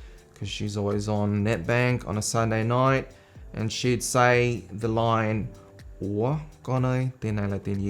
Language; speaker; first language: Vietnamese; early bilingual, heritage; Vietnamese